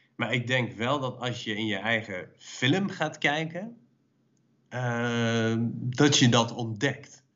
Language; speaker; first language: Dutch; early bilingual, other home language; Persian